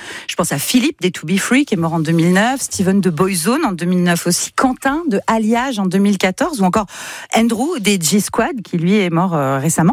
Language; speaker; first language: French; native; French